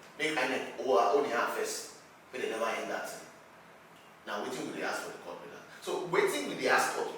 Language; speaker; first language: Nigerian Pidgin; non-native, local second language; Yoruba